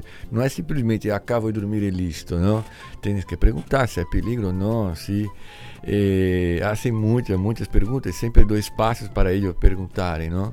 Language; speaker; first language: Spanish; non-native, learner; Portuguese